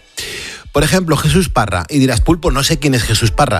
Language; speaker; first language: Spanish; native; Spanish